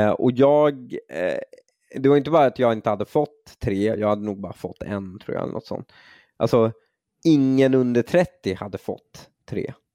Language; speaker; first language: Swedish; early bilingual, other home language; Persian